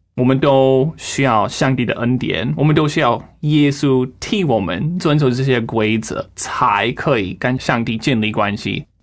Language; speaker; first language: Chinese; non-native, fluent; English